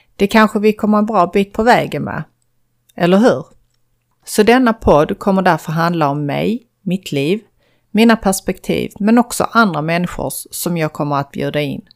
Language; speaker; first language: Swedish; early bilingual, other home language; Persian